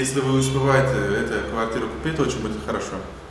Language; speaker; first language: Russian; non-native, learner; Turkish